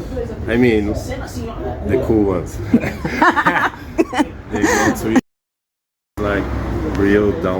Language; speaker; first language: English; non-native, fluent; Portuguese